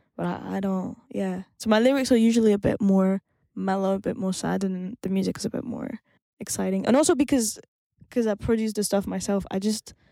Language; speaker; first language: English; non-native, fluent; French